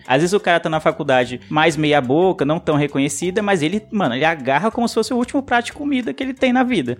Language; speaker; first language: Portuguese; native; Portuguese